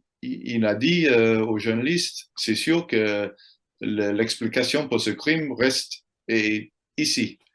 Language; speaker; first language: French; non-native, fluent; English